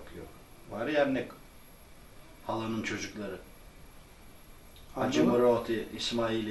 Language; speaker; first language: Turkish; early bilingual, other home language; Albanian